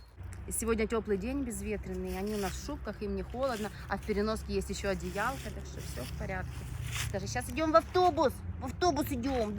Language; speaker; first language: Russian; native; Russian